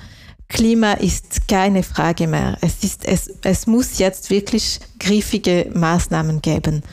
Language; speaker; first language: German; non-native, local second language; French